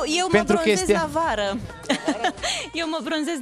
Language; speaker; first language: Romanian; native; Romanian